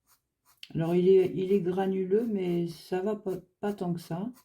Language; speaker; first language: French; native; French